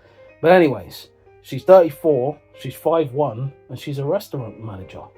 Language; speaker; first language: English; native; English